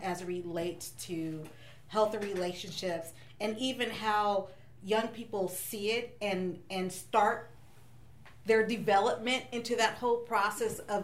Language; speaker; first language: English; native; English